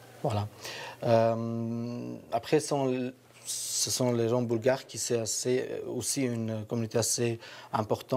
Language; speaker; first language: French; non-native, fluent; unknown